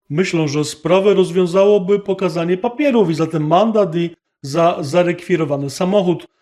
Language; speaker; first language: Polish; native; Polish